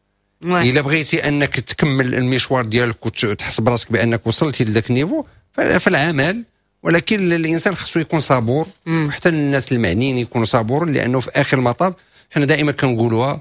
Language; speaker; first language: Arabic; native; Arabic